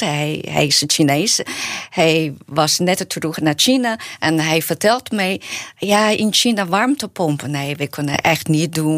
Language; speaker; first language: Dutch; non-native, learner; Chinese